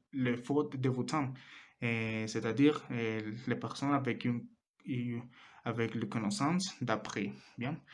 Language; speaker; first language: French; non-native, learner; Spanish